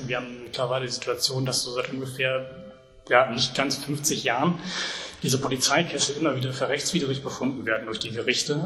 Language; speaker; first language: German; native; German